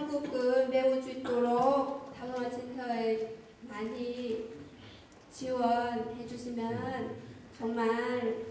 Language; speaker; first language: Korean; non-native, learner; Vietnamese